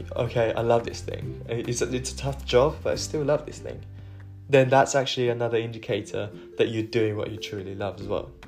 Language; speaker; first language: English; non-native, fluent; Japanese